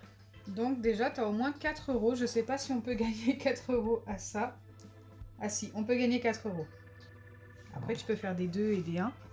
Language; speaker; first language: French; native; French